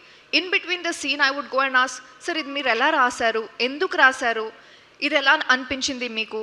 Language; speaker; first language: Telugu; non-native, learner; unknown